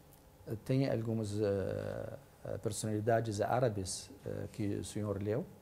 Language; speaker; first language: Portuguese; non-native, fluent; Arabic